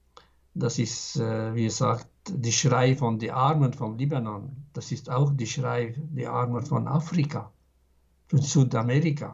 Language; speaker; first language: German; non-native, fluent; Arabic